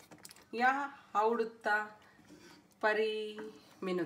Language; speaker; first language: Finnish; non-native, learner; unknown